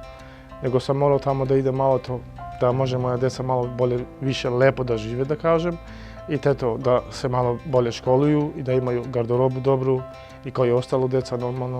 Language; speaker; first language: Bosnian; non-native, local second language; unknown